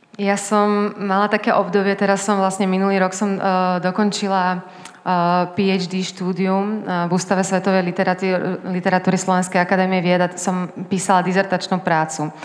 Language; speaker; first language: Slovak; early bilingual, heritage; Slovak